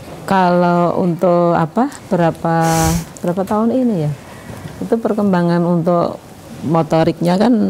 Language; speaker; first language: Indonesian; native; Indonesian